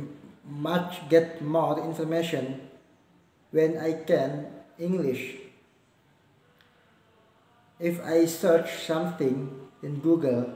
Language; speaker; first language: English; non-native, learner; Indonesian